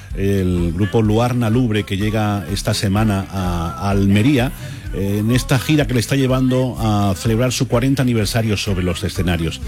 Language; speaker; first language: Spanish; native; Spanish